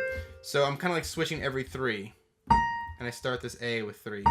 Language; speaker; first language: English; native; English